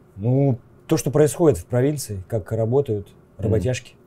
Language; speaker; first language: Russian; native; Russian